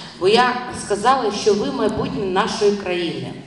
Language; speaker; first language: Ukrainian; non-native, local second language; Russian